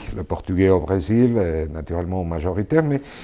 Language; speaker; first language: French; non-native, fluent; Spanish